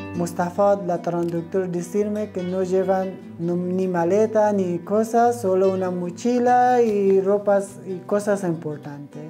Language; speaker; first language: Spanish; non-native, learner; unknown